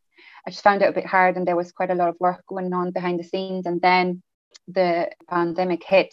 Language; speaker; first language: English; non-native, fluent; French